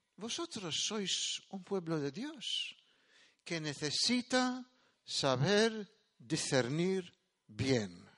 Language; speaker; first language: Spanish; non-native, fluent; Maltese